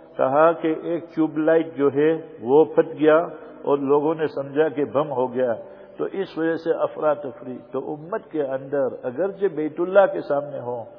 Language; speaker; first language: Urdu; native; Urdu